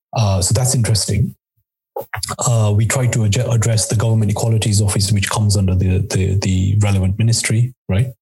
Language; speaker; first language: English; non-native, local second language; Gujarati